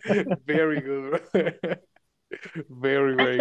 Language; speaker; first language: English; non-native, fluent; Spanish